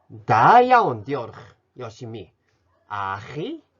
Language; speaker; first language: Welsh; non-native, fluent; Japanese